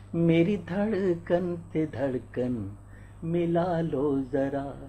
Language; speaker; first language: Hindi; native; Hindi